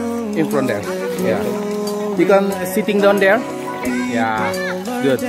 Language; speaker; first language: English; non-native, learner; Indonesian